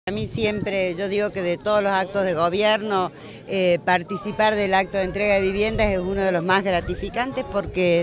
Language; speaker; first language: Spanish; native; Spanish